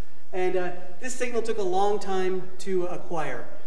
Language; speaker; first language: English; native; English